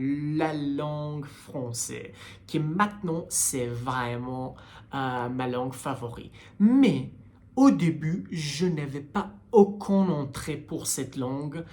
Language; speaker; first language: French; non-native, learner; Persian